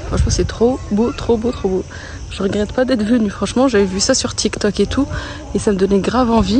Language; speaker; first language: French; early bilingual, other home language; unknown